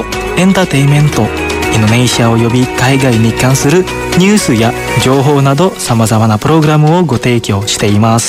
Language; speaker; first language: Japanese; non-native, fluent; Indonesian